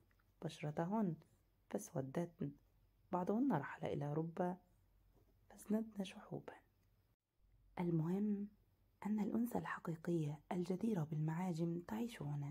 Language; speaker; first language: Arabic; native; Arabic